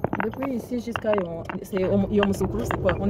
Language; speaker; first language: French; non-native, learner; Kinyarwanda